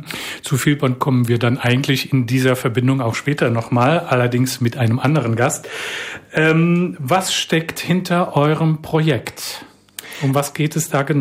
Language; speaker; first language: German; native; German